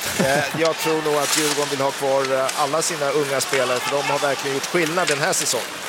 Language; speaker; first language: Swedish; native; Swedish